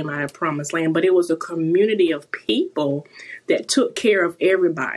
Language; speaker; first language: English; native; English